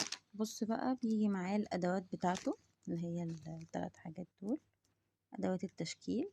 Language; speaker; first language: Arabic; native; Arabic